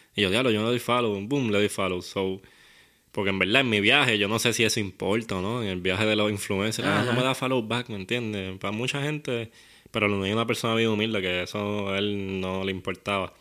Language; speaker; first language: Spanish; native; Spanish